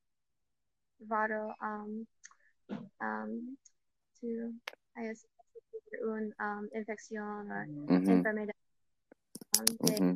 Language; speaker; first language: Spanish; non-native, learner; English